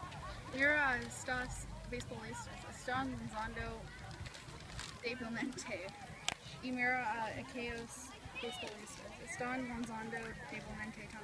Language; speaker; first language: Spanish; non-native, learner; English